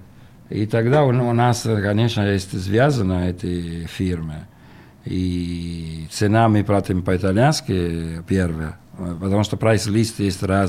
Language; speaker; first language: Russian; non-native, learner; Italian